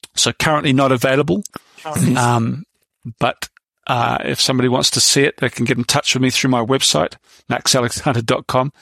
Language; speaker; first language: English; native; English